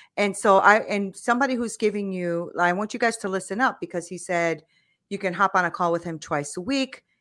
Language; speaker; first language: English; native; English